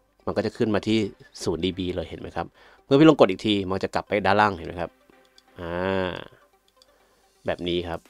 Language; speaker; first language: Thai; native; Thai